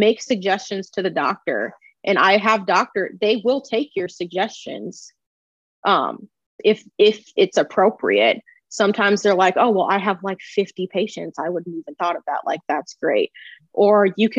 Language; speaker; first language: English; native; English